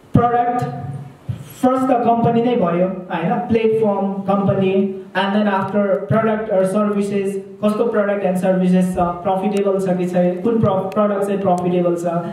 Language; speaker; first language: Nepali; native; Nepali